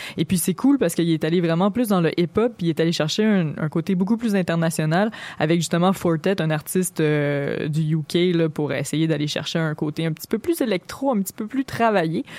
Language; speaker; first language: French; native; French